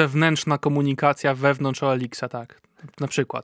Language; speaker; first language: Polish; native; Polish